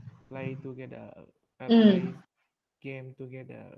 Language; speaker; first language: English; non-native, learner; Vietnamese